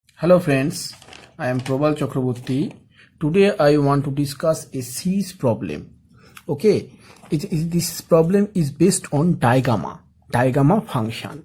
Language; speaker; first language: English; non-native, local second language; Bangla